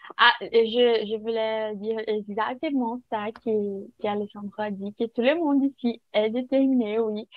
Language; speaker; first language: French; non-native, learner; Portuguese